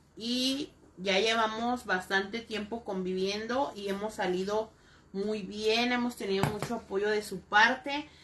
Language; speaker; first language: Spanish; native; Spanish